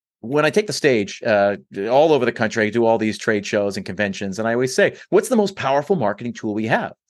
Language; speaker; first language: English; native; English